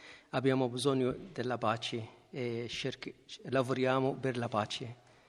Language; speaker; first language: Italian; non-native, learner; Arabic